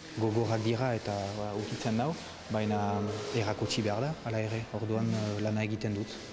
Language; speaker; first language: Basque; non-native, local second language; French